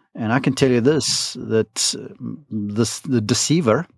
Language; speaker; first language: English; native; English